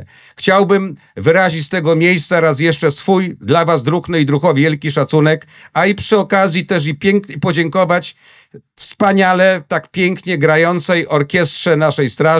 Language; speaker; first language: Polish; native; Polish